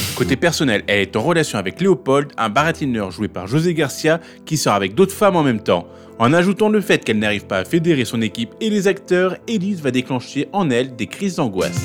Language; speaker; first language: French; native; French